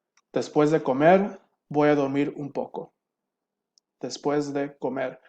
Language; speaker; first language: Spanish; non-native, fluent; English